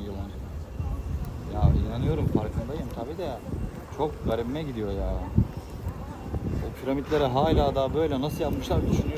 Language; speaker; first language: Turkish; native; Turkish